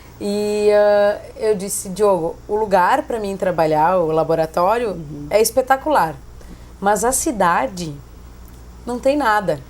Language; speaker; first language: Portuguese; native; Portuguese